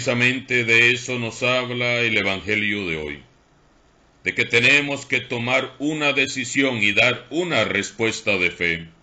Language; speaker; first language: Spanish; native; Spanish